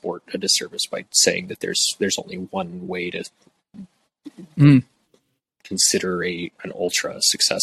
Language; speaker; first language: English; native; English